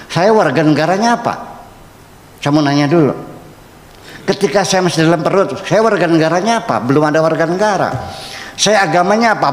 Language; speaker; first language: Indonesian; native; Indonesian